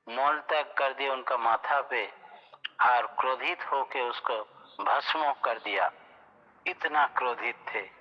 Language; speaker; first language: Hindi; non-native, local second language; Bangla